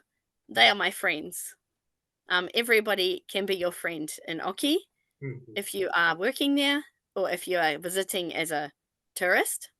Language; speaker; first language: English; non-native, fluent; Japanese